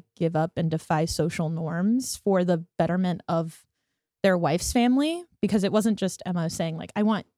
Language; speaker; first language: English; native; English